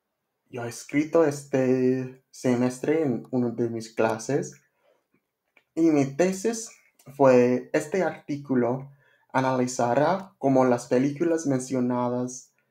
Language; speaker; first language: Spanish; non-native, learner; English